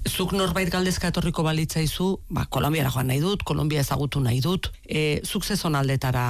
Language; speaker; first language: Basque; native; Basque